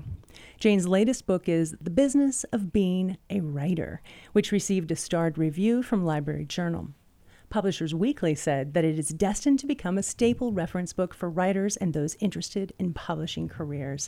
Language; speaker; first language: English; native; English